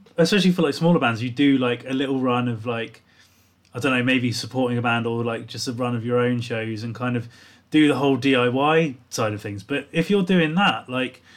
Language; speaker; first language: English; native; English